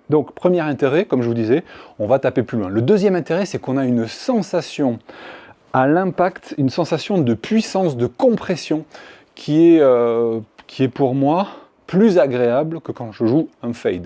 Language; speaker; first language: French; native; French